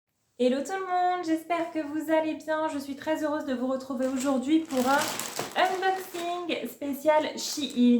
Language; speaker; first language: French; native; French